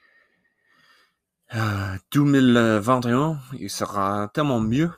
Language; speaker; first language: French; non-native, learner; English